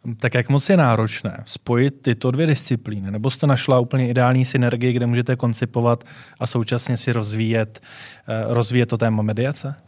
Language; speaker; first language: Czech; native; Czech